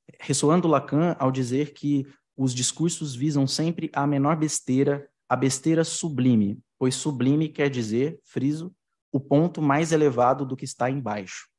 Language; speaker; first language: Portuguese; native; Portuguese